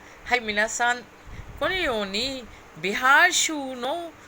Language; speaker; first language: Japanese; non-native, fluent; Hindi